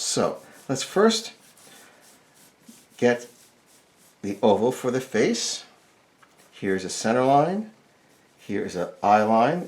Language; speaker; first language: English; native; English